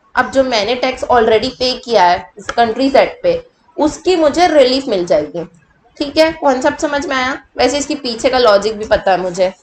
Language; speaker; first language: Hindi; native; Hindi